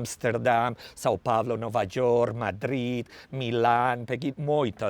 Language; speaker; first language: Portuguese; non-native, learner; Spanish